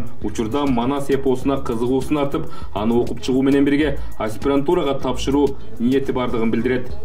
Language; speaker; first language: Kyrgyz; native; Kyrgyz